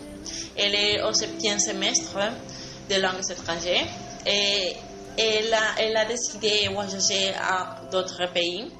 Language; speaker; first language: French; non-native, learner; Spanish